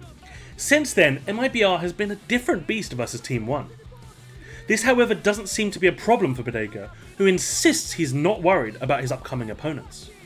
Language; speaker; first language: English; native; English